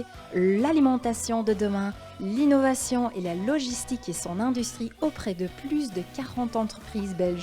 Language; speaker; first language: French; non-native, local second language; Dutch